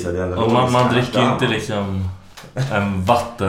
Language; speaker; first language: Swedish; native; Swedish